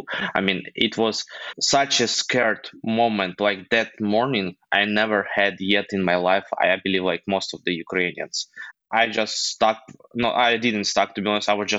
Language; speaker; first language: English; non-native, fluent; Ukrainian